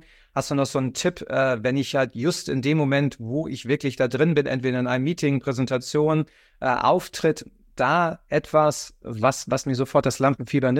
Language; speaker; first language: German; native; German